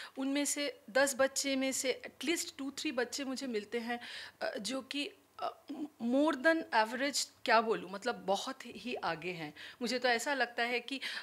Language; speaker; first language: Hindi; non-native, local second language; Bangla